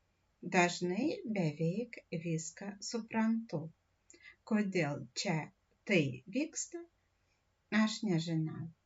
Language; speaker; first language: Lithuanian; non-native, learner; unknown